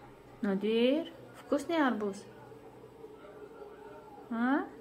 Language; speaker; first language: Russian; non-native, learner; Tajik